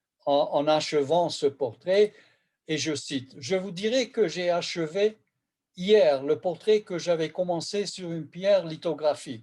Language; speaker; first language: French; non-native, fluent; Hungarian